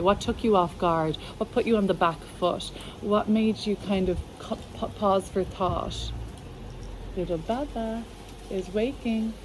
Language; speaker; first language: English; native; English